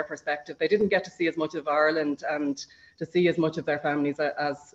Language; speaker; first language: English; native; English